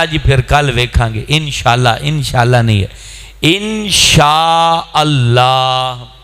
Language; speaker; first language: Urdu; non-native, local second language; Punjabi